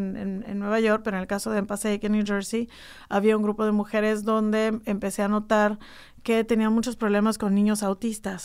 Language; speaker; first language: Spanish; native; Spanish